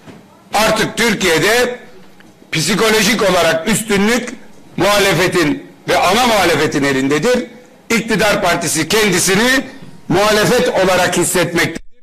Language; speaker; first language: Turkish; native; Turkish